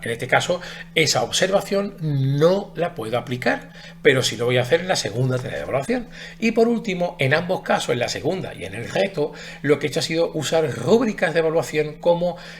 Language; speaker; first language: Spanish; native; Spanish